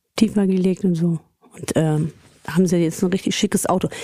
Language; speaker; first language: German; early bilingual, other home language; Greek